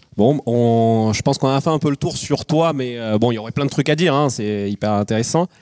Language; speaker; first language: French; native; French